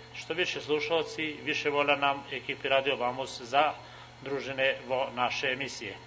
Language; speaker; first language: Bosnian; native; Bosnian